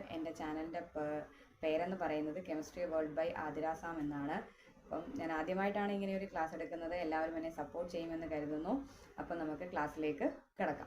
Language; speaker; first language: Malayalam; native; Malayalam